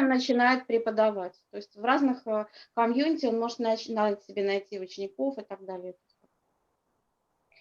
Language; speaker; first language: Russian; native; Russian